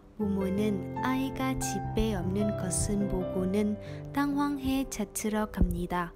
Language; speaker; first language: Korean; non-native, learner; Vietnamese